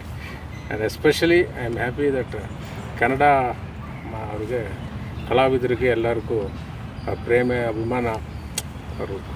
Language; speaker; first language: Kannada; non-native, learner; Telugu